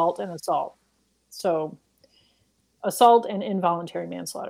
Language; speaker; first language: English; native; English